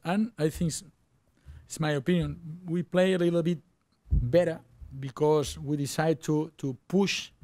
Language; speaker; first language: English; non-native, learner; Spanish